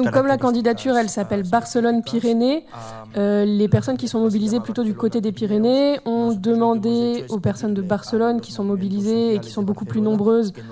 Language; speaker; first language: French; native; French